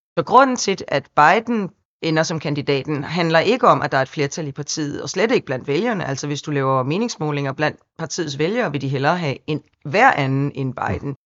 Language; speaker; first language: Danish; native; Danish